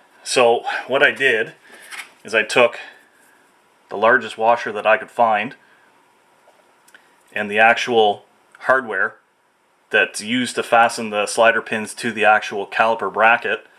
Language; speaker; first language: English; native; English